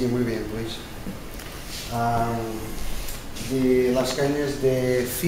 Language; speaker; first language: Spanish; non-native, learner; Portuguese